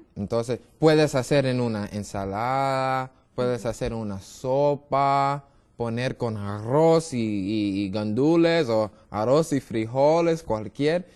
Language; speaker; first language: Spanish; non-native, learner; English